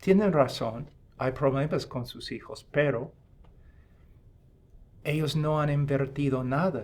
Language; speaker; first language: Spanish; non-native, fluent; English